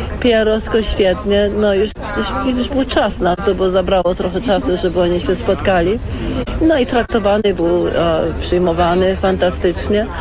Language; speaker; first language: Polish; early bilingual, heritage; Polish